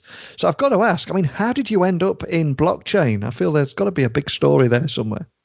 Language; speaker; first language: English; native; English